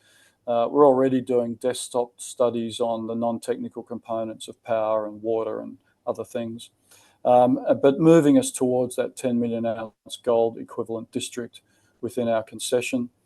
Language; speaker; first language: English; native; English